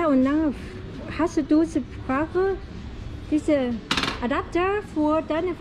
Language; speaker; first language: German; non-native, learner; Vietnamese